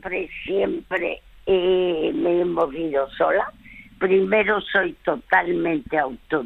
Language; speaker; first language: Spanish; early bilingual, other home language; French